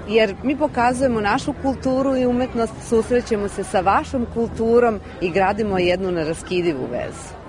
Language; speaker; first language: Serbian; native; Serbian